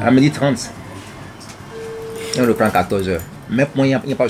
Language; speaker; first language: French; non-native, local second language; Fon